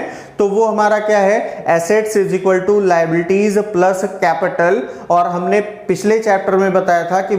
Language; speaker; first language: Hindi; native; Hindi